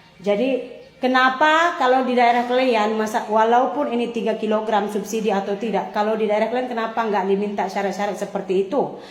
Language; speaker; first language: Indonesian; native; Indonesian